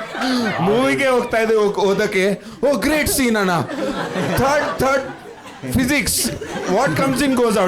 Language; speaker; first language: Kannada; non-native, local second language; Punjabi